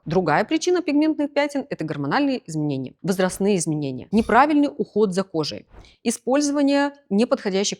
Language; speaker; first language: Russian; native; Russian